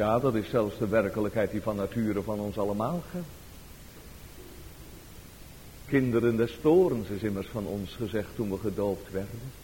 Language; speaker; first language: Dutch; native; Dutch